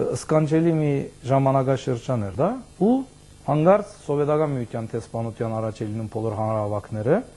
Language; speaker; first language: Armenian; early bilingual, heritage; Armenian